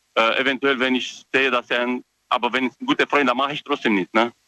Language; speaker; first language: German; non-native, fluent; Romanian